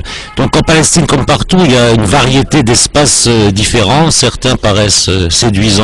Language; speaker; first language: French; native; French